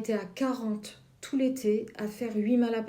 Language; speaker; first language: French; native; French